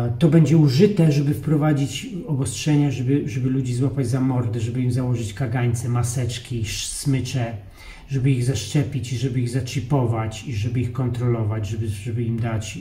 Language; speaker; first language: Polish; native; Polish